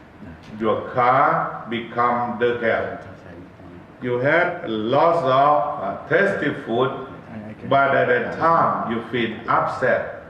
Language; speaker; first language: English; non-native, learner; Thai